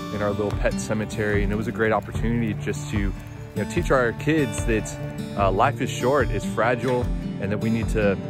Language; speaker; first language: English; native; English